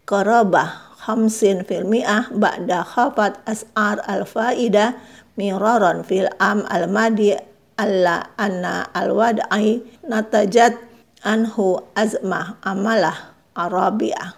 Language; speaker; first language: Arabic; non-native, fluent; Indonesian